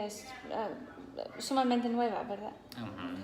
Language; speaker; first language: Spanish; non-native, fluent; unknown